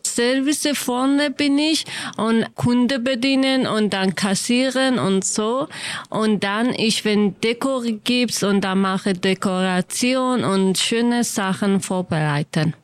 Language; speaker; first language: German; non-native, learner; Kurdish